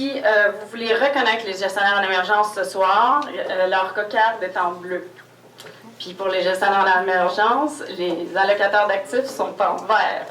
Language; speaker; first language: French; native; French